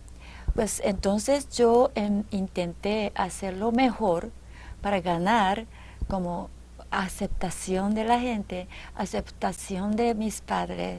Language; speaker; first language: Spanish; non-native, fluent; Japanese